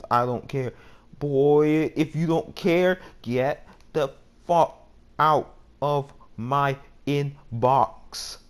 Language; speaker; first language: English; native; English